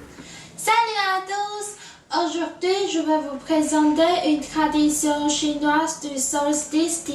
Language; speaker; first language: French; non-native, learner; Chinese